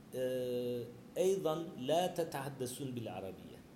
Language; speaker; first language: Arabic; non-native, learner; Turkish